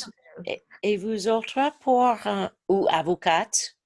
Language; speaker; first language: French; non-native, fluent; English